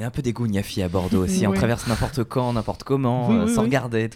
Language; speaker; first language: French; native; French